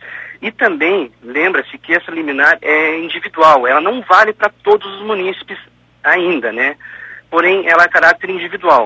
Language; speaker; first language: Portuguese; native; Portuguese